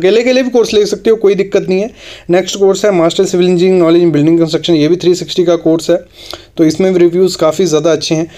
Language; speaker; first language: Hindi; native; Hindi